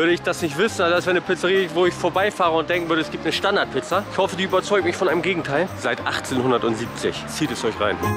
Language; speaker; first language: German; native; German